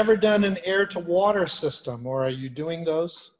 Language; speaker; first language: English; native; English